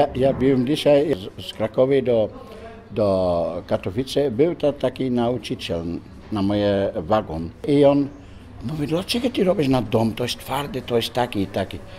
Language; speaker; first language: Polish; non-native, learner; Dutch